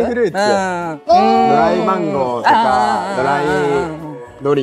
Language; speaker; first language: Japanese; native; Japanese